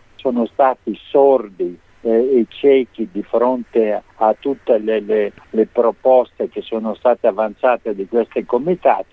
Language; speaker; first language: Italian; native; Italian